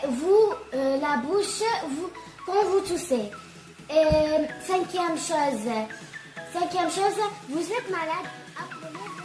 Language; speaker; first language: French; non-native, learner; Arabic